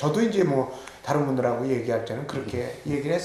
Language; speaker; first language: Korean; native; Korean